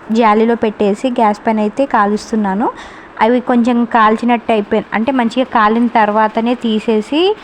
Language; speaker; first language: Telugu; native; Telugu